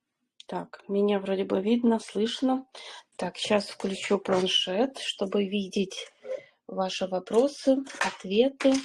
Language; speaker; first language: Russian; native; Russian